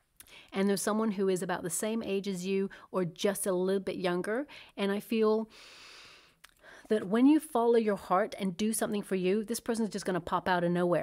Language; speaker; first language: English; native; English